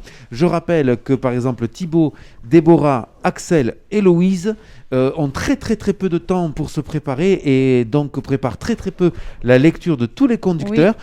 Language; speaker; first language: French; native; French